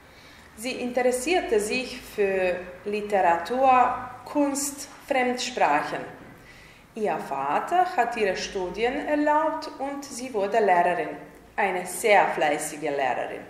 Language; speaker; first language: German; non-native, fluent; Serbian